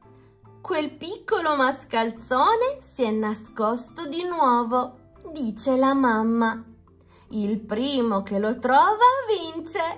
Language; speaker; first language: Italian; native; Italian